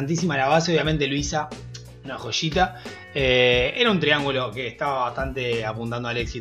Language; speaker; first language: Spanish; native; Spanish